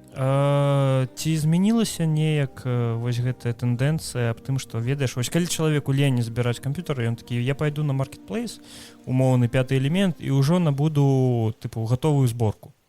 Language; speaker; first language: Belarusian; native; Belarusian